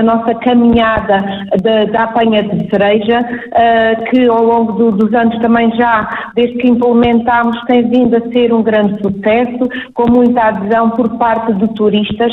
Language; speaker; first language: Portuguese; native; Portuguese